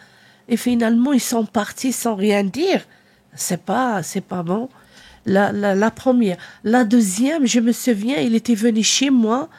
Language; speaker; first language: French; non-native, learner; Arabic